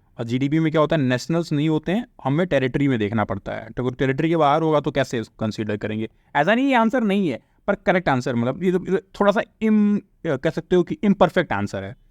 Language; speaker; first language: Hindi; native; Hindi